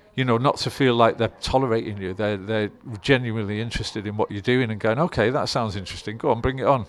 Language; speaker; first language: English; native; English